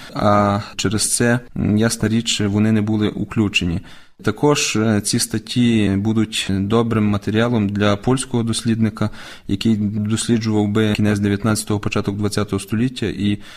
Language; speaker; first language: Ukrainian; native; Ukrainian